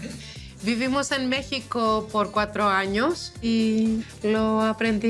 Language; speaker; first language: Spanish; non-native, fluent; Greek